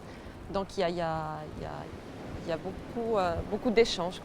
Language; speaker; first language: French; non-native, local second language; Arabic